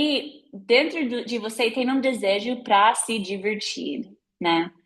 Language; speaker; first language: Portuguese; non-native, fluent; English